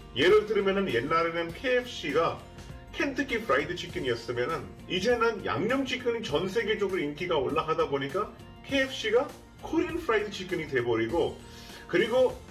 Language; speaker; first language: Korean; non-native, fluent; Hindi